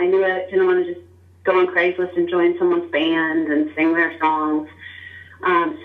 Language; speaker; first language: English; native; English